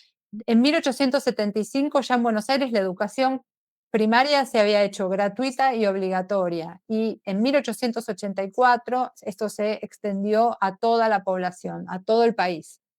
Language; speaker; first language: Spanish; native; Spanish